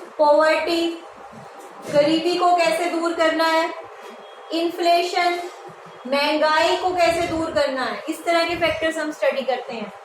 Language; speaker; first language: Hindi; native; Hindi